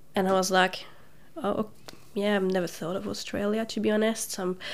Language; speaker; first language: English; non-native, fluent; French